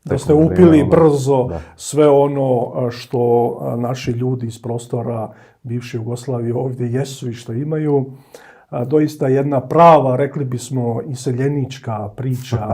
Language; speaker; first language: Bosnian; native; Bosnian